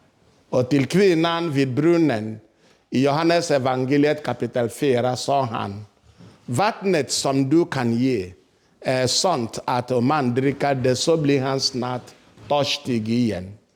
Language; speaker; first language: Swedish; non-native, fluent; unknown